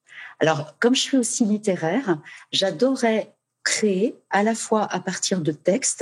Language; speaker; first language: French; native; French